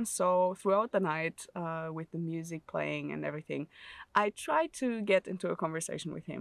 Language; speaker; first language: English; non-native, fluent; German